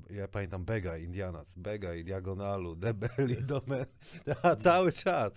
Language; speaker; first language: Polish; native; Polish